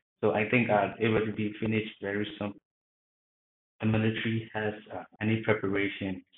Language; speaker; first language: English; non-native, learner; Burmese